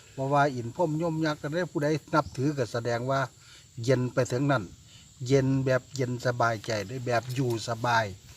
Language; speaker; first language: Thai; native; Thai